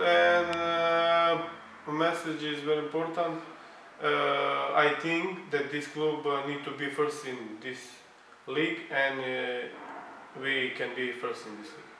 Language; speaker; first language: English; non-native, learner; Croatian